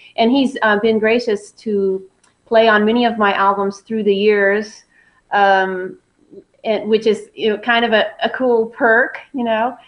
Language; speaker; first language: English; native; English